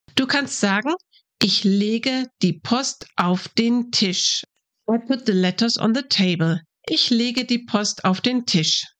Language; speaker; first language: English; non-native, fluent; German